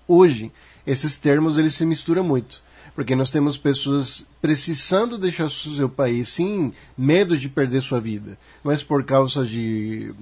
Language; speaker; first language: Portuguese; non-native, fluent; Spanish